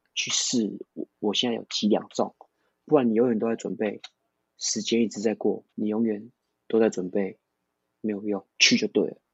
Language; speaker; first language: Chinese; non-native, local second language; Min Nan Chinese